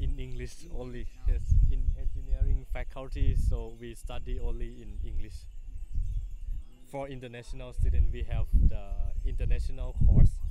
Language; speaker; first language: English; non-native, learner; Thai